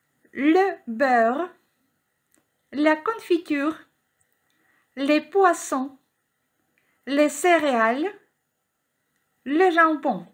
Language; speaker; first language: French; non-native, fluent; Ukrainian